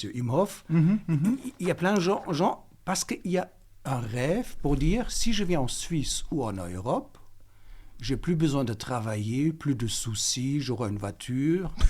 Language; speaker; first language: French; non-native, fluent; German